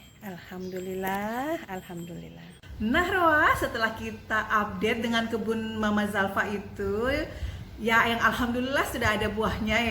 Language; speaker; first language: Indonesian; native; Indonesian